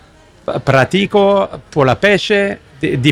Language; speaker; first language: Italian; non-native, learner; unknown